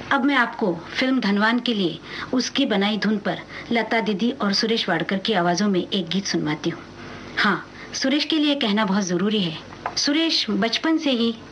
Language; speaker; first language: Hindi; non-native, local second language; Marathi